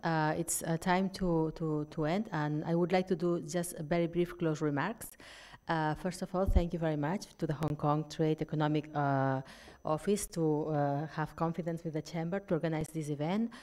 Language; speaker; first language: English; non-native, fluent; Catalan